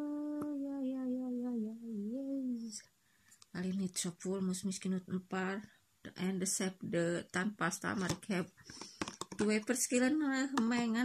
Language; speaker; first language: Dutch; non-native, local second language; Indonesian